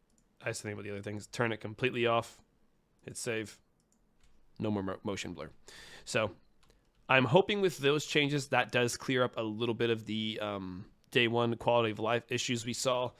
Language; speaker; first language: English; native; English